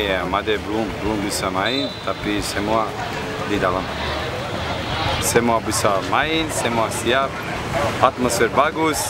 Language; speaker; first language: Indonesian; non-native, learner; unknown